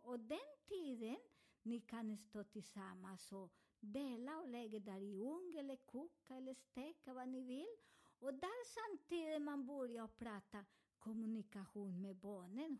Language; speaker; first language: Swedish; non-native, learner; Spanish